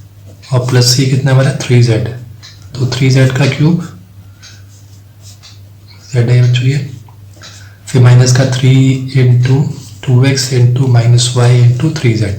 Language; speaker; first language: Hindi; native; Hindi